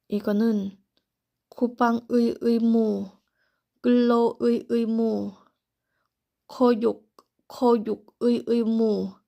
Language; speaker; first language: Korean; non-native, learner; Thai